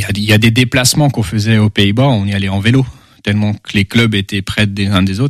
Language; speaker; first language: French; early bilingual, heritage; Dutch